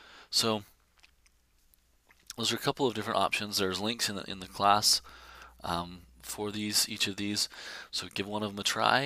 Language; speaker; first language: English; native; English